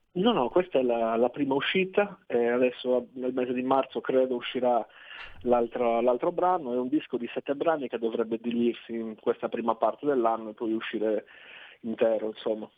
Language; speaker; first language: Italian; native; Italian